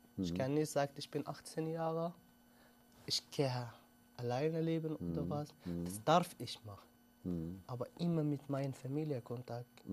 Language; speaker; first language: German; non-native, learner; Arabic